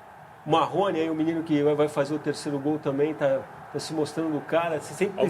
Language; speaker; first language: Portuguese; native; Portuguese